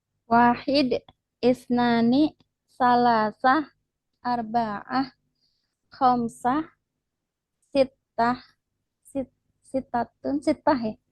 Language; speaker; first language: Arabic; non-native, learner; Indonesian